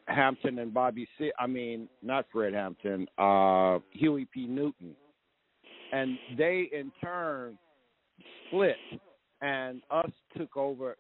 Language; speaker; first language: English; native; English